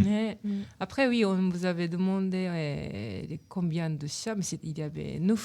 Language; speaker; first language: French; non-native, learner; Japanese